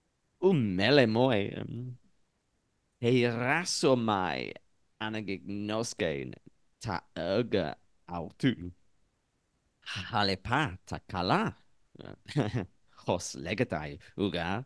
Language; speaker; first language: Greek; non-native, learner; English